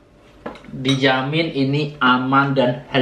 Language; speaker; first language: Indonesian; native; Indonesian